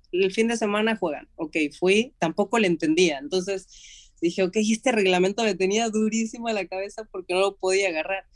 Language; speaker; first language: Spanish; native; Spanish